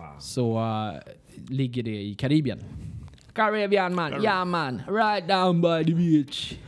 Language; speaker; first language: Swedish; early bilingual, other home language; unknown